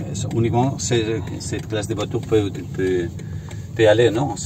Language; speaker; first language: French; non-native, learner; Spanish